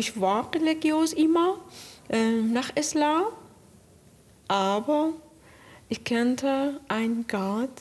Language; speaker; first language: German; non-native, learner; Persian